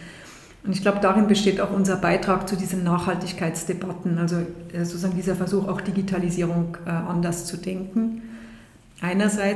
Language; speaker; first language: German; native; German